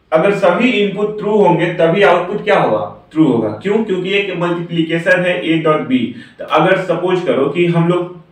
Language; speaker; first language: Hindi; native; Hindi